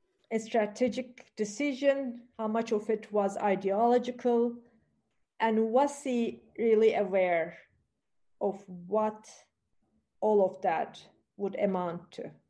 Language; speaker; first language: English; non-native, fluent; Turkish